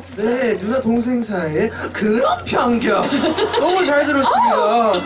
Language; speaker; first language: Korean; early bilingual, heritage; Korean